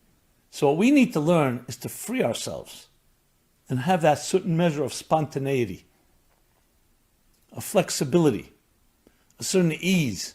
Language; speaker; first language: English; native; English